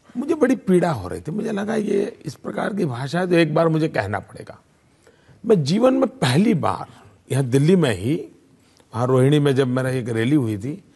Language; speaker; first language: Hindi; non-native, local second language; Gujarati